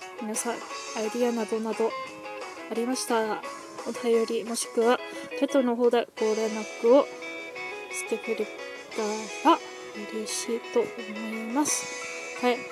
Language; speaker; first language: Japanese; non-native, learner; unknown